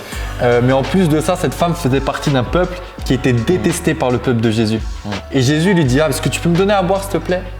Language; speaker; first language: French; native; French